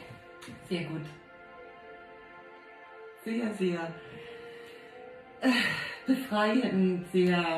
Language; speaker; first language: German; native; German